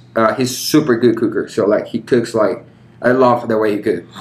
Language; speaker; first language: English; early bilingual, other home language; Spanish